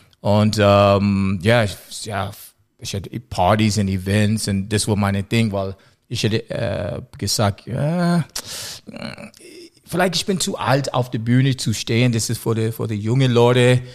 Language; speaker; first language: German; non-native, learner; English